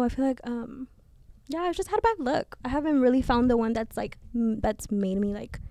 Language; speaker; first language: English; early bilingual, other home language; Spanish